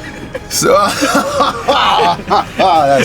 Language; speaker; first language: English; native; English